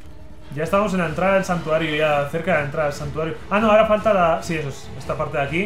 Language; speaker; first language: Spanish; native; Spanish